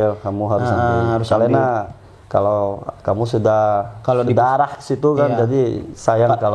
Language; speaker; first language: Indonesian; non-native, fluent; Portuguese